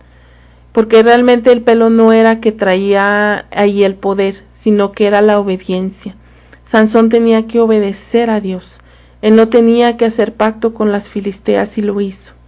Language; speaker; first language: Spanish; native; Spanish